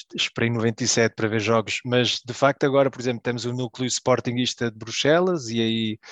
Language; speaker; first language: Portuguese; early bilingual, heritage; Portuguese